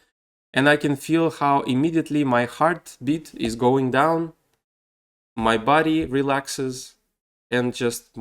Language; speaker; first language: English; non-native, fluent; Russian